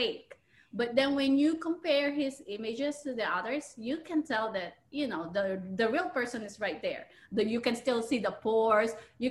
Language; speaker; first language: English; non-native, local second language; Filipino